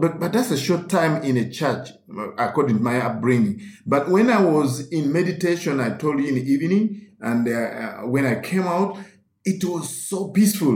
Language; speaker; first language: English; non-native, local second language; Ganda